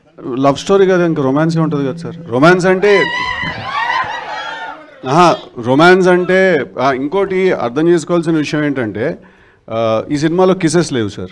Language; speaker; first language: Telugu; native; Telugu